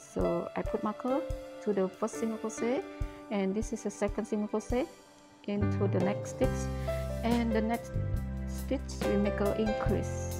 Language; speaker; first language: English; non-native, learner; Indonesian